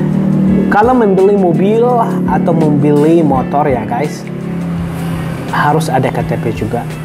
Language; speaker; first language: Indonesian; non-native, fluent; Arabic